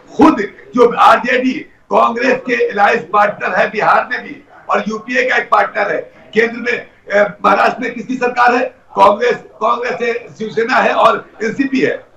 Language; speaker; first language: Hindi; native; Hindi